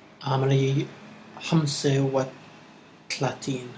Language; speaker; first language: Arabic; non-native, learner; English